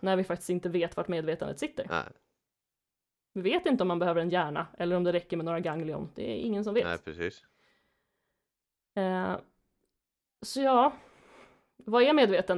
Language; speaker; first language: Swedish; native; Swedish